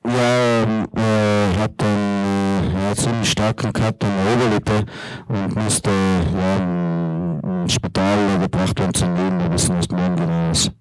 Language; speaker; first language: German; native; German